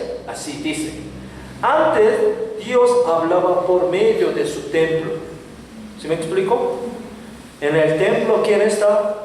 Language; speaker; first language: Spanish; non-native, learner; Korean